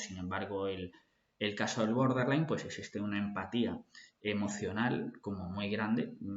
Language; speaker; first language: Spanish; native; Spanish